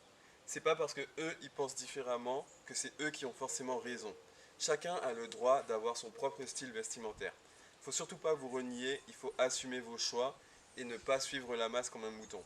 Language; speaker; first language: French; native; French